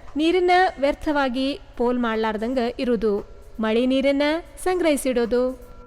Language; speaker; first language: Kannada; native; Kannada